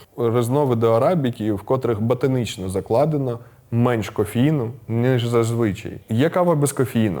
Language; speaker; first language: Ukrainian; non-native, local second language; Russian